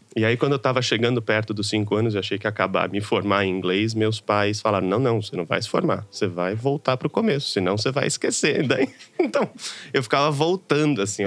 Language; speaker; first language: Portuguese; native; Portuguese